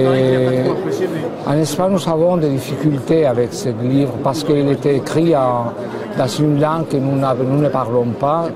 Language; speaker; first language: French; non-native, fluent; Spanish